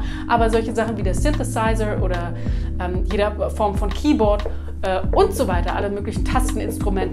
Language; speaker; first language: German; native; German